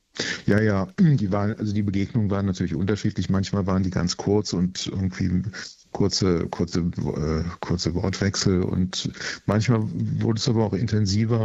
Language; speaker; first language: German; native; German